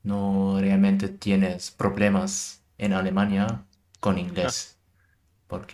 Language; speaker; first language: Spanish; non-native, learner; German